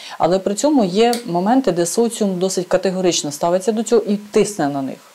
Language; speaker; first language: Ukrainian; native; Ukrainian